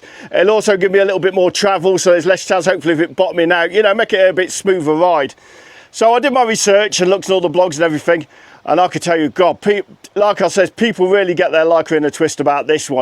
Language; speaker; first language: English; native; English